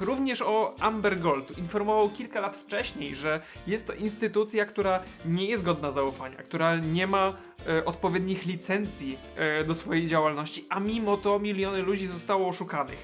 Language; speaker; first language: Polish; native; Polish